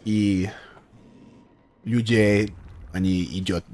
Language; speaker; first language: Russian; non-native, learner; English